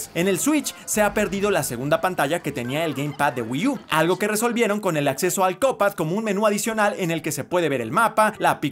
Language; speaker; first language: Spanish; native; Spanish